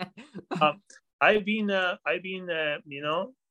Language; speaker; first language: English; non-native, fluent; Spanish